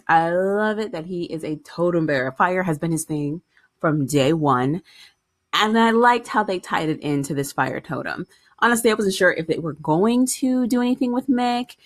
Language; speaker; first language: English; native; English